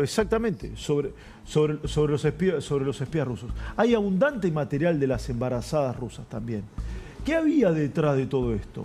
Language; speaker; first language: Spanish; native; Spanish